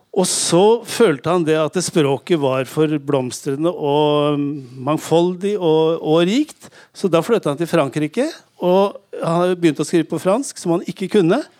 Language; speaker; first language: Norwegian; native; Norwegian